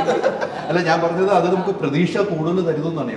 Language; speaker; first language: Malayalam; native; Malayalam